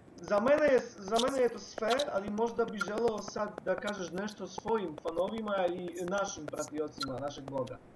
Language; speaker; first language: Serbian; non-native, fluent; Polish